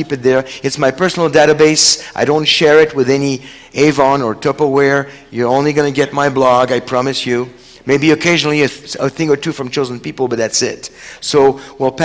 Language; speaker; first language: English; non-native, fluent; French